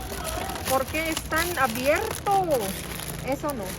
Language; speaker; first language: Spanish; non-native, learner; Filipino